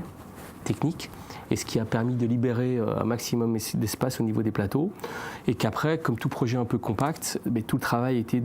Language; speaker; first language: French; native; French